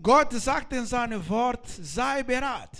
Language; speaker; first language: German; non-native, learner; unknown